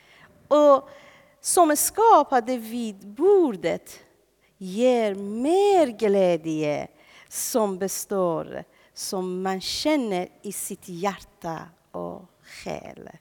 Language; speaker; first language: Swedish; non-native, fluent; Persian